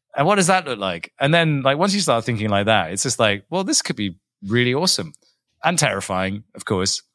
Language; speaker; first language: English; native; English